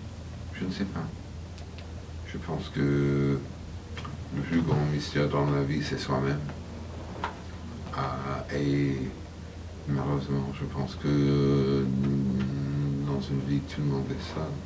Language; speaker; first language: French; non-native, fluent; English